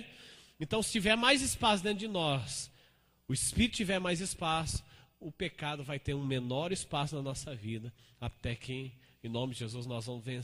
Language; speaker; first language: Portuguese; native; Portuguese